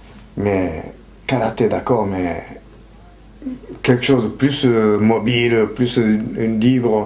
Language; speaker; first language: French; non-native, fluent; Japanese